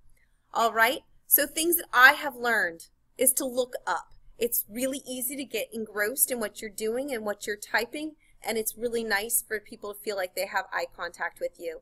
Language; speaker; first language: English; native; English